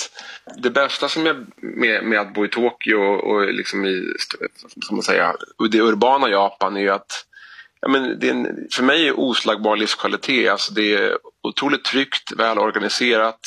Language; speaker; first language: Swedish; native; Swedish